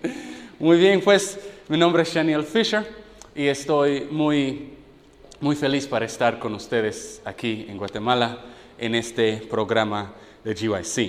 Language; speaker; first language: Spanish; non-native, fluent; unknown